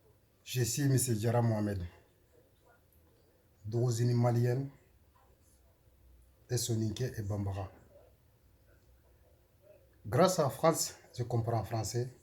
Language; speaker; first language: French; non-native, learner; Soninke